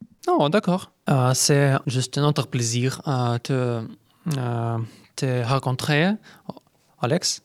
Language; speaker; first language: French; non-native, learner; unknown